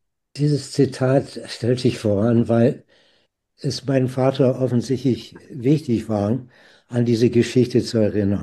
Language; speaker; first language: German; non-native, fluent; English